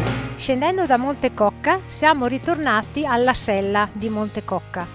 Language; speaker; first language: Italian; native; Italian